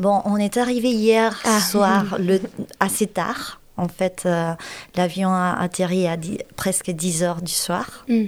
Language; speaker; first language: French; non-native, fluent; Spanish